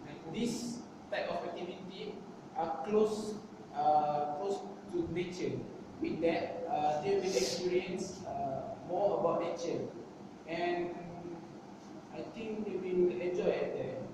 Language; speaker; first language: English; non-native, learner; Malay